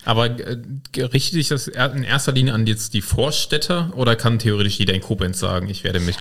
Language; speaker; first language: German; native; German